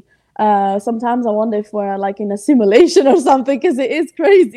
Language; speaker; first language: English; non-native, fluent; Italian